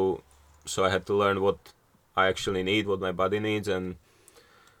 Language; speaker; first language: English; non-native, fluent; Slovak